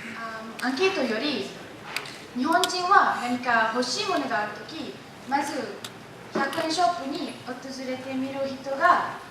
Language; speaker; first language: Japanese; non-native, learner; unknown